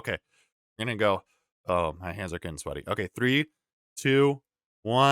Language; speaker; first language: English; native; English